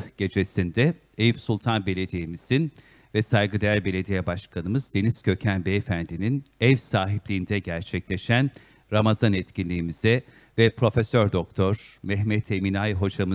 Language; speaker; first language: Turkish; native; Turkish